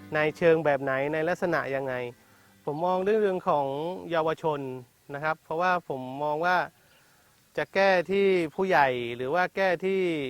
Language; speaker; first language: Thai; non-native, local second language; Malay